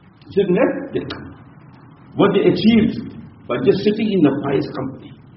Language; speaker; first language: English; native; English